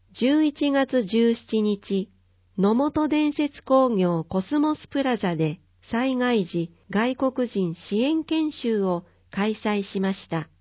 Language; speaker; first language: Japanese; native; Japanese